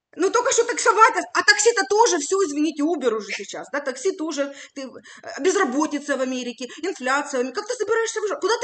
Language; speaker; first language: Russian; native; Russian